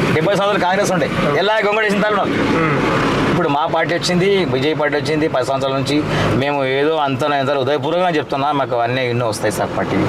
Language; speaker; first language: Telugu; non-native, local second language; Urdu